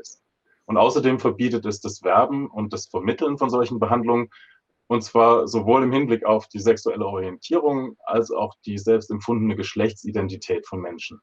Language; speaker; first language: German; native; German